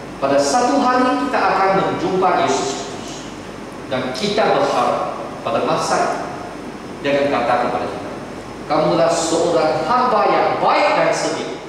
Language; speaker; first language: Malay; non-native, local second language; Chinese